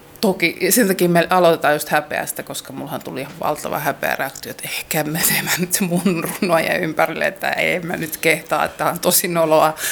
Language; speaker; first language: Finnish; native; Finnish